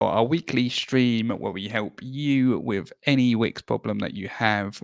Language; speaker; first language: English; native; English